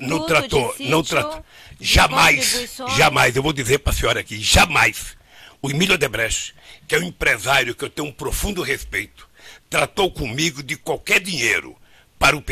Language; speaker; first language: Portuguese; native; Portuguese